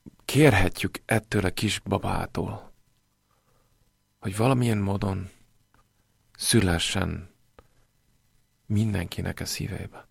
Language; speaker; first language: Hungarian; non-native, fluent; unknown